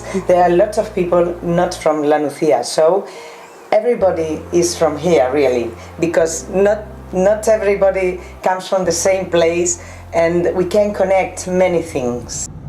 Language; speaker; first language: English; non-native, fluent; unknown